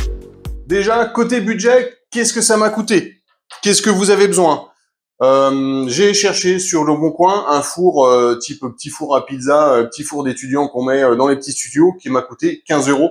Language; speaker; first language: French; native; French